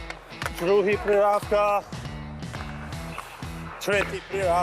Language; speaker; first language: Czech; non-native, learner; English